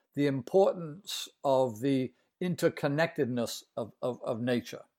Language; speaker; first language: English; native; English